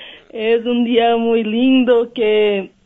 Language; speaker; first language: Spanish; non-native, learner; Portuguese